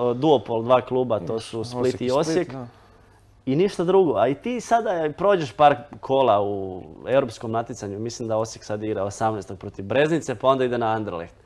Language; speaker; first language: Croatian; native; Croatian